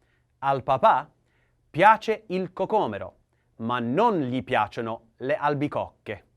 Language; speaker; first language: Italian; non-native, learner; English